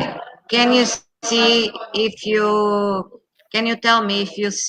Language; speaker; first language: English; non-native, fluent; Portuguese